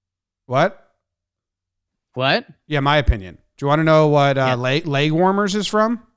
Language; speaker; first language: English; native; English